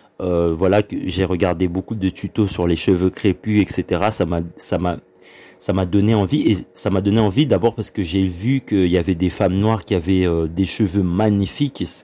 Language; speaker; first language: French; early bilingual, other home language; Lingala